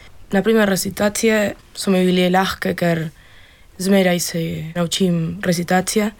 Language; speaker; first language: Slovenian; early bilingual, heritage; Slovenian